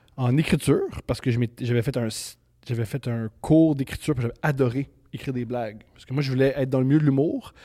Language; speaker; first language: French; native; French